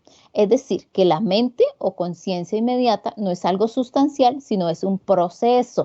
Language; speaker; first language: Spanish; native; Spanish